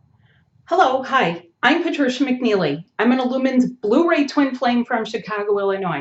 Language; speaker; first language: English; native; English